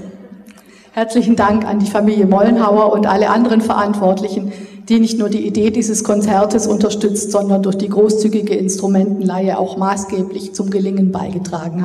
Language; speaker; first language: German; native; German